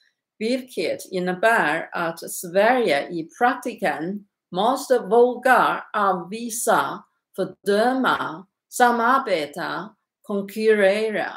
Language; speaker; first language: Swedish; non-native, learner; Chinese